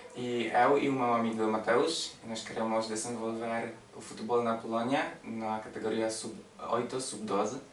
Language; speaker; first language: Portuguese; non-native, learner; Polish